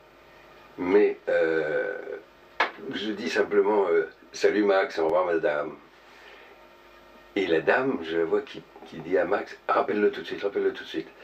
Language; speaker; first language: French; native; French